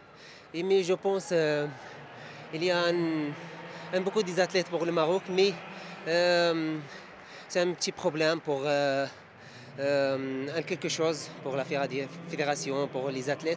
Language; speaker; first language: French; non-native, learner; Arabic